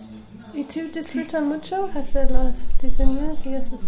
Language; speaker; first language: Spanish; non-native, learner; English